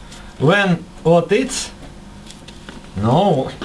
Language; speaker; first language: English; non-native, learner; Russian